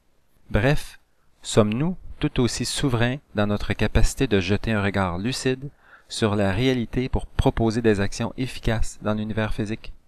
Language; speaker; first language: French; native; French